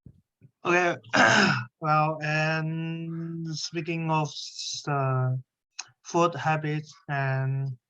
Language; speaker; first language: English; non-native, learner; Chinese